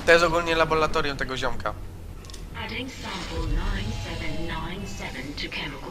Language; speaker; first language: Polish; native; Polish